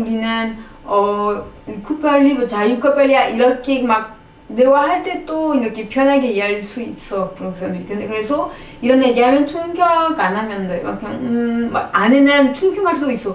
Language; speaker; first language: Korean; non-native, fluent; French